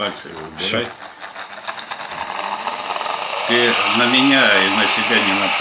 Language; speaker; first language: Russian; native; Russian